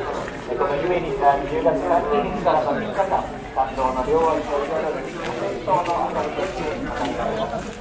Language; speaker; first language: Japanese; native; Japanese